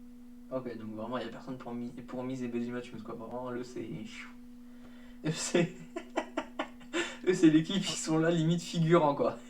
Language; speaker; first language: French; native; French